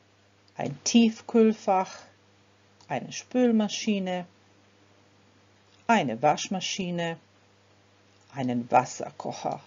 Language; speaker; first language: German; non-native, fluent; Croatian